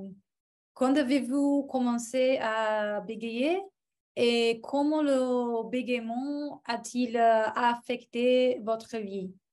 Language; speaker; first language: French; non-native, fluent; Portuguese